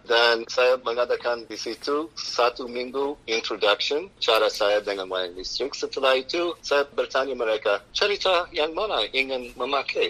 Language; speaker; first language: Indonesian; non-native, fluent; English